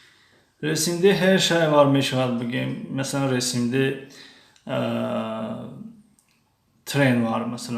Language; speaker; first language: Turkish; non-native, fluent; Tajik